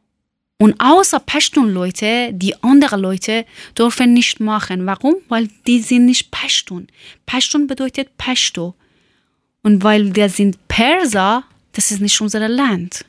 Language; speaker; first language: German; non-native, fluent; Persian